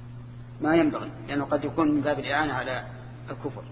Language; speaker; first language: Arabic; native; Arabic